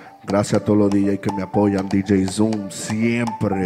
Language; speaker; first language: Spanish; early bilingual, heritage; Spanish